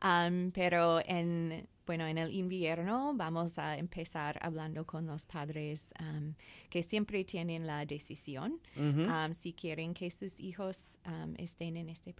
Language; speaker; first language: Spanish; non-native, fluent; English